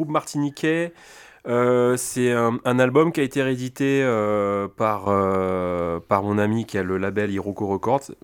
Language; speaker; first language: French; native; French